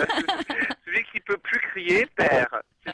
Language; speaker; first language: French; early bilingual, other home language; English